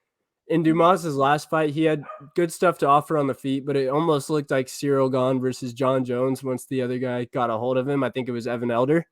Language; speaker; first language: English; native; English